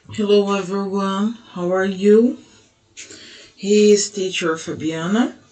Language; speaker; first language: English; non-native, learner; Portuguese